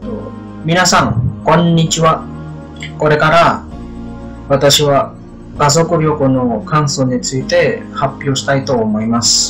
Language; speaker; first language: Japanese; non-native, learner; Indonesian